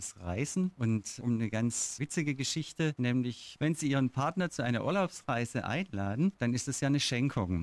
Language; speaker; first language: German; native; German